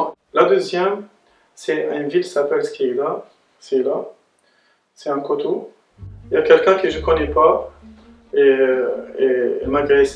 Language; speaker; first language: French; non-native, local second language; Arabic